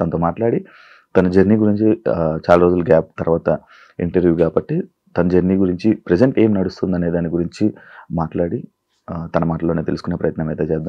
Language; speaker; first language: Telugu; native; Telugu